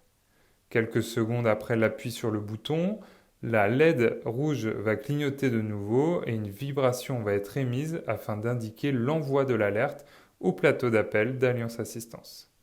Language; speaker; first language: French; native; French